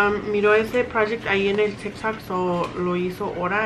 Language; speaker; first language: Spanish; early bilingual, heritage; Spanish